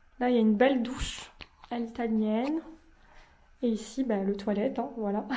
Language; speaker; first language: French; native; French